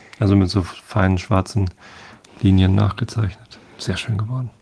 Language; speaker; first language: German; native; German